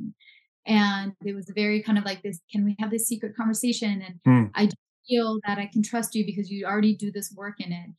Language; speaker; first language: English; non-native, local second language; Punjabi